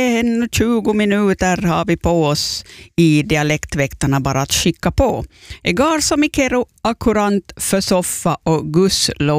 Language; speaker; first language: Swedish; native; Swedish